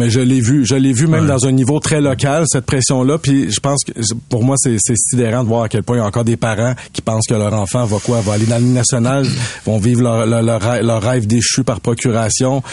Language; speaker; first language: French; native; French